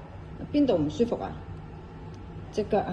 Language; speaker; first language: Chinese; native; Chinese